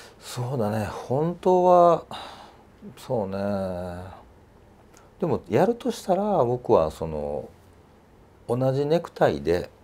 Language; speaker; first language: Japanese; native; Japanese